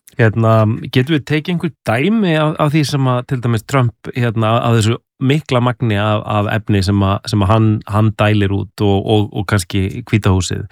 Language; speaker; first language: Icelandic; native; Icelandic